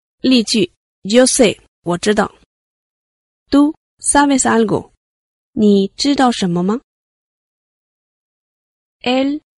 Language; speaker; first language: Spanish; non-native, fluent; Chinese